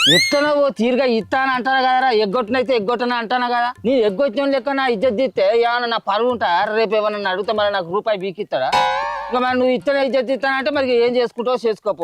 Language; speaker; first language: Telugu; native; Telugu